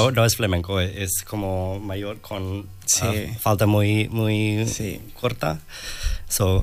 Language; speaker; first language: Spanish; non-native, learner; English